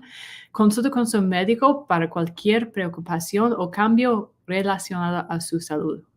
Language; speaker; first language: Spanish; non-native, learner; English